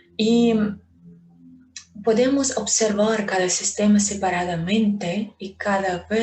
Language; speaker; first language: Spanish; non-native, fluent; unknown